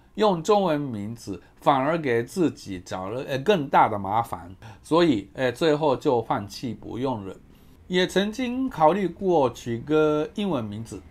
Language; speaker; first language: Chinese; non-native, fluent; Japanese